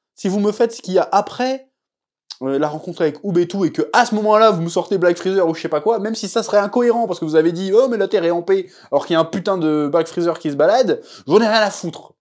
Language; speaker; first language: French; native; French